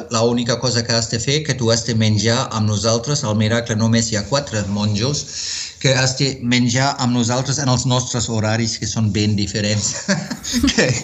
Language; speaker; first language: Catalan; non-native, fluent; German